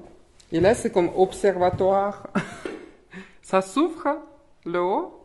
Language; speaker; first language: French; non-native, learner; Russian